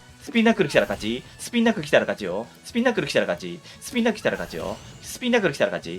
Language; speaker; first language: Japanese; native; Japanese